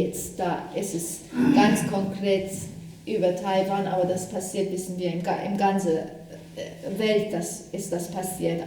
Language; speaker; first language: German; non-native, fluent; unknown